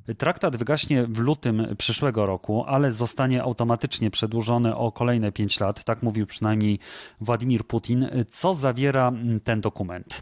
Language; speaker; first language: Polish; native; Polish